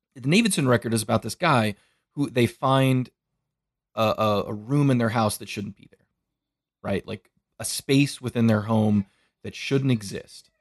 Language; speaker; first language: English; native; English